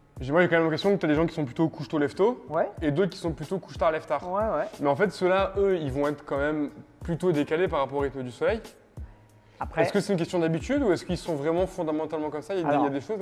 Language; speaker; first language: French; native; French